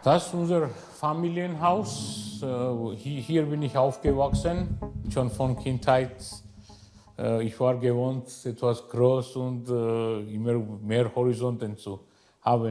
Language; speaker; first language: German; non-native, fluent; Georgian